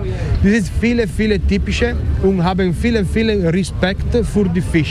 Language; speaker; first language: German; non-native, learner; Italian